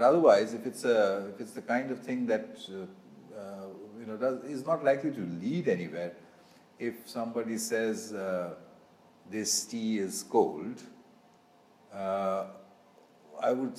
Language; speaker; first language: English; non-native, local second language; Bangla